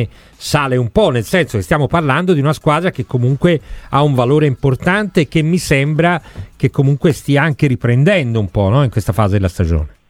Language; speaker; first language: Italian; native; Italian